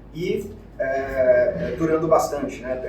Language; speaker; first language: Portuguese; native; Portuguese